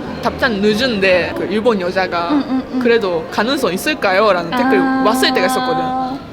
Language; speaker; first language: Korean; non-native, fluent; Japanese